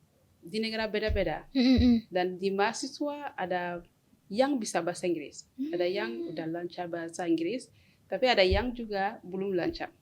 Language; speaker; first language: Indonesian; non-native, learner; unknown